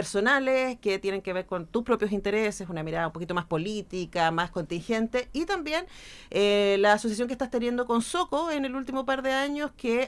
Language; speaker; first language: Spanish; native; Spanish